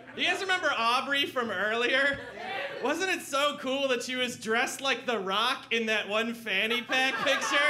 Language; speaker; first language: English; native; English